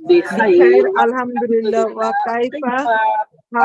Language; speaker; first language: Arabic; non-native, learner; Bangla